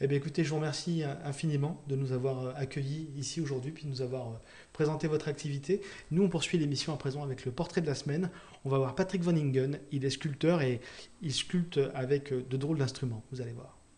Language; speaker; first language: French; native; French